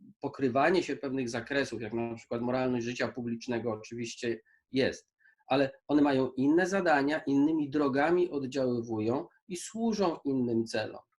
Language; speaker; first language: Polish; native; Polish